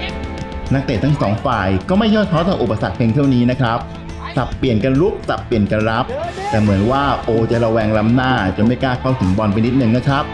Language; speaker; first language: Thai; native; Thai